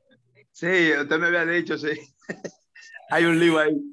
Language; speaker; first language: Spanish; native; Spanish